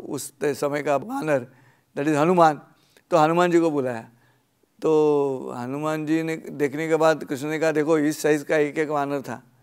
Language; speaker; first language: Hindi; non-native, local second language; Marathi